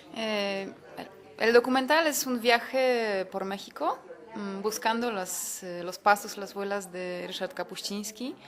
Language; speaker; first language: Spanish; non-native, fluent; Polish